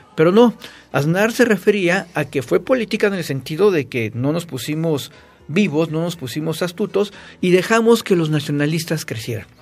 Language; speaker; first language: Spanish; native; Spanish